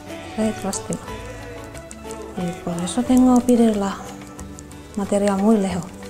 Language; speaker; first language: Spanish; non-native, learner; Finnish